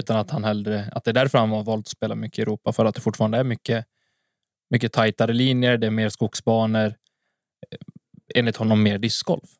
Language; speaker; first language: Swedish; native; Swedish